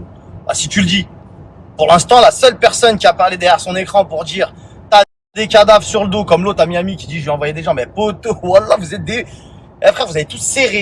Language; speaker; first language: French; native; French